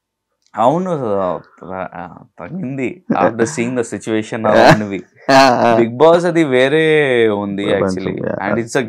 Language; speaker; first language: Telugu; non-native, fluent; Urdu